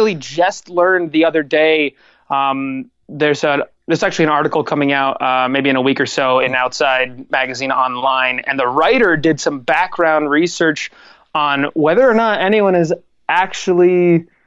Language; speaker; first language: English; native; English